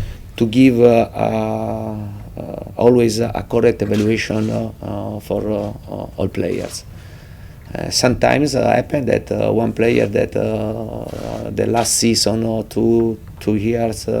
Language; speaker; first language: English; non-native, fluent; Italian